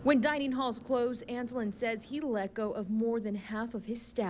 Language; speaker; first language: English; native; English